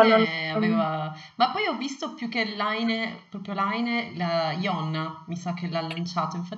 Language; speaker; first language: Italian; native; Italian